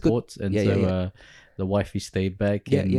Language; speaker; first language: English; early bilingual, other home language; Pampanga